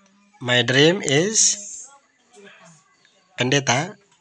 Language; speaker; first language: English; non-native, learner; Indonesian